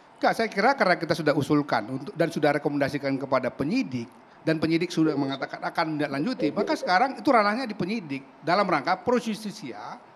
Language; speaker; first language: Indonesian; native; Indonesian